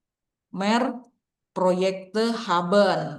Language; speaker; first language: German; non-native, fluent; Indonesian